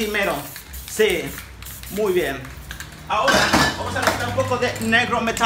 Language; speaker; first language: Spanish; native; Spanish